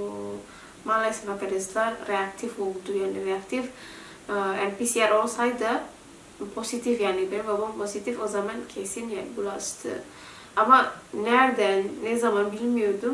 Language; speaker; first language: Turkish; non-native, learner; Indonesian